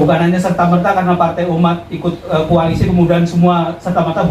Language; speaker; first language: Indonesian; native; Indonesian